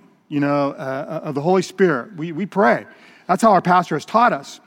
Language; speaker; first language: English; native; English